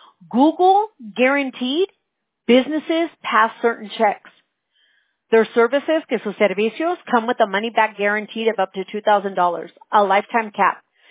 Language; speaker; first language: English; early bilingual, other home language; Spanish